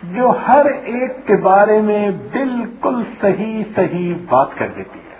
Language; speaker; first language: Urdu; non-native, local second language; Punjabi